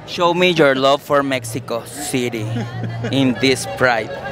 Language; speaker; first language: English; non-native, learner; Spanish